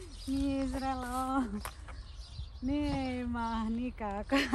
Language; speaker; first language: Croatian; non-native, learner; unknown